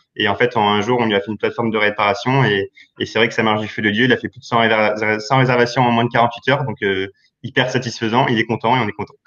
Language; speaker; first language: French; native; French